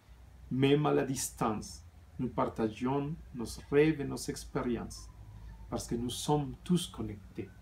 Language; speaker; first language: French; non-native, fluent; Spanish